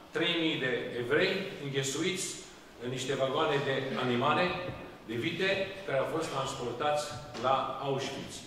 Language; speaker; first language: Romanian; early bilingual, heritage; Romanian